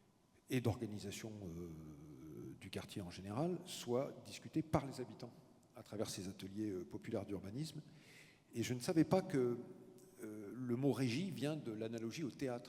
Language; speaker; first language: French; native; French